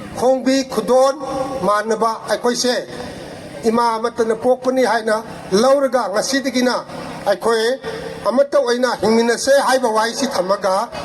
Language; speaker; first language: Manipuri; non-native, local second language; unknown